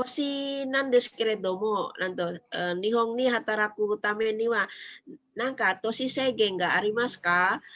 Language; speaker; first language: Japanese; non-native, fluent; Indonesian